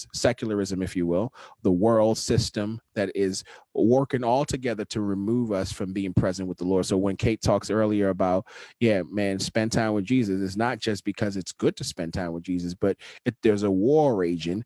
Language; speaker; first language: English; non-native, local second language; Yoruba